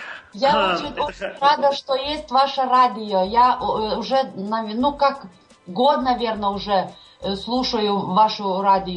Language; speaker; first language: Russian; non-native, fluent; Lithuanian